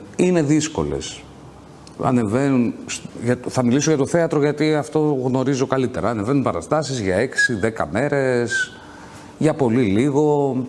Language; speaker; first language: Greek; native; Greek